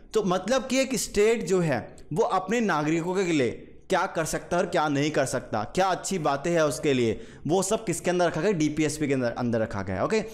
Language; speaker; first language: Hindi; native; Hindi